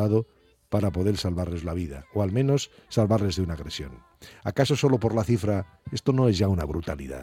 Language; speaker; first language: Spanish; native; Spanish